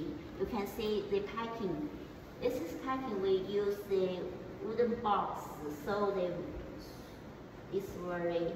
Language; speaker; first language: English; non-native, learner; Chinese